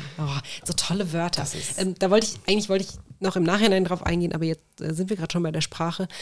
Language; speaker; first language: German; native; German